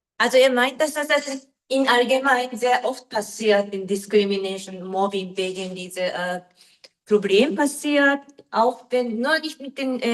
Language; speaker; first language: German; non-native, learner; Japanese